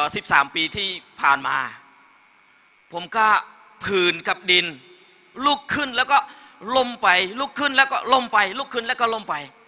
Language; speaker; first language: Thai; non-native, learner; Khmer